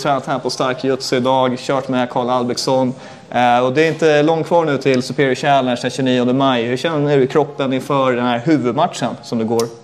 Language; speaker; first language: Swedish; native; Swedish